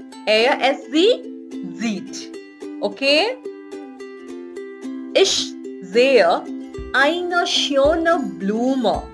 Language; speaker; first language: German; non-native, fluent; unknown